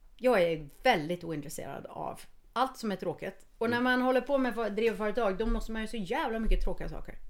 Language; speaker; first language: Swedish; early bilingual, heritage; Swedish